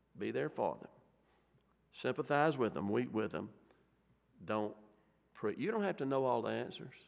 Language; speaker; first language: English; native; English